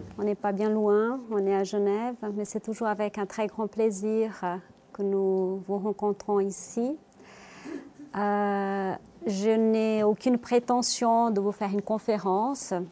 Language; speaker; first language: French; non-native, fluent; Portuguese